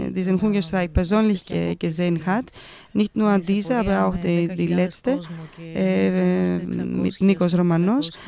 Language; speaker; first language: German; non-native, fluent; Greek